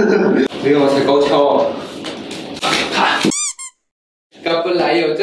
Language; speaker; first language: Chinese; non-native, learner; Thai